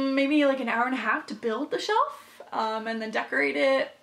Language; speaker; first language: English; native; English